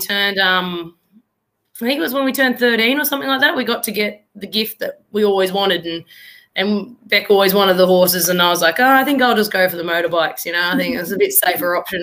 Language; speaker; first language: English; native; English